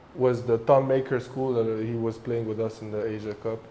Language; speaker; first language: English; early bilingual, other home language; French